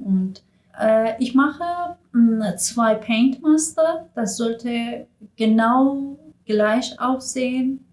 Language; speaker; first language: German; non-native, learner; Persian